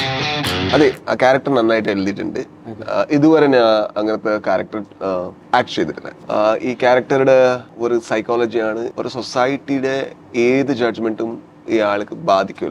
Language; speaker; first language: Malayalam; non-native, learner; Kannada